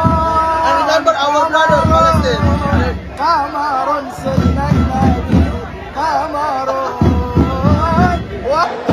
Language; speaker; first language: English; non-native, learner; Persian